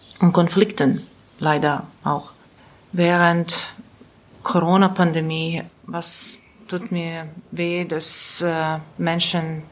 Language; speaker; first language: German; non-native, learner; Latvian